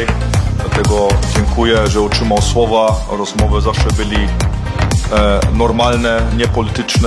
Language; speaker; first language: Polish; early bilingual, heritage; Polish